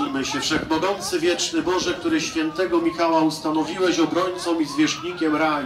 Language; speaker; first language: Polish; native; Polish